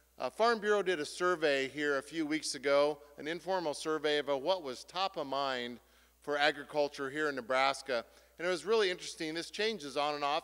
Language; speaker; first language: English; native; English